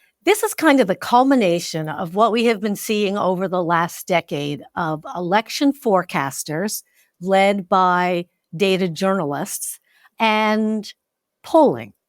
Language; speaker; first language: English; native; English